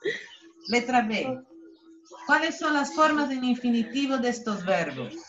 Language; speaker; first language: Spanish; non-native, fluent; Portuguese